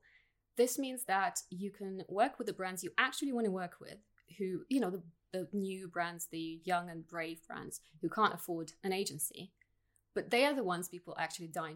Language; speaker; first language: English; non-native, fluent; Russian